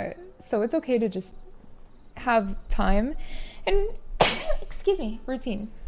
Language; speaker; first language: English; native; English